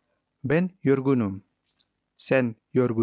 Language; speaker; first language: Turkish; non-native, fluent; Indonesian